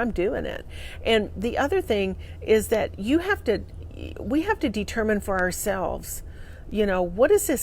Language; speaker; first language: English; native; English